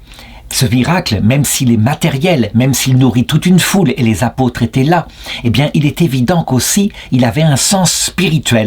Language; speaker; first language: French; native; French